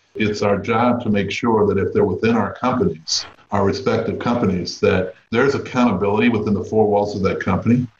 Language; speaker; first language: English; native; English